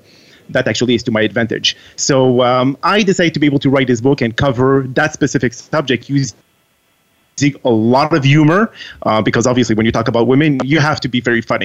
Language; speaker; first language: English; non-native, fluent; French